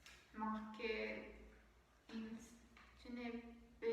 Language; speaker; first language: French; non-native, learner; Spanish